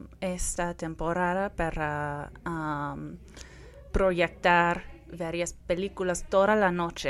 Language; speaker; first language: Spanish; early bilingual, heritage; Persian